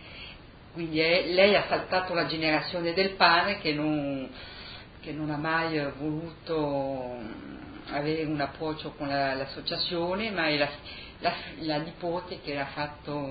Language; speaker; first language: Italian; early bilingual, heritage; Italian